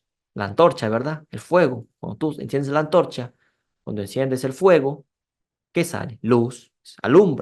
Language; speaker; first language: Spanish; native; Spanish